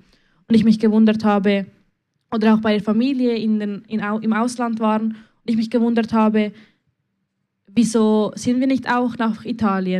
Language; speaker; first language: German; early bilingual, other home language; Spanish